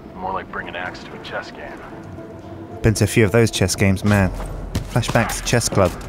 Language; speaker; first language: English; native; English